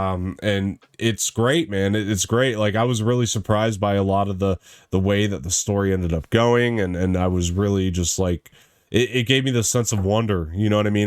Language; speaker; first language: English; native; English